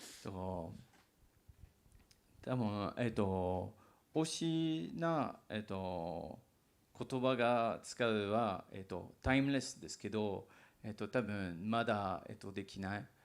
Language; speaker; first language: Japanese; non-native, learner; English